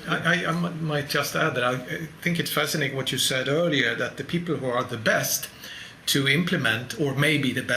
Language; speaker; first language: English; non-native, fluent; Swedish